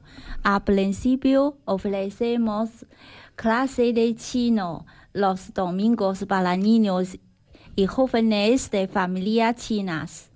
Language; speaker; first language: Spanish; non-native, learner; Chinese